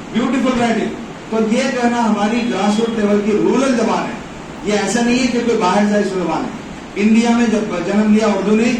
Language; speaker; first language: Hindi; non-native, local second language; Urdu